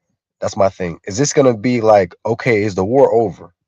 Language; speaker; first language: English; native; English